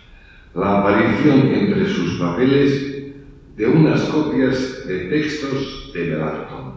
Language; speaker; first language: Spanish; native; Spanish